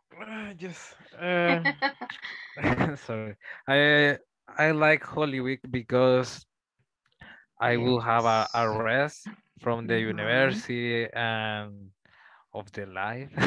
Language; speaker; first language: English; non-native, learner; Spanish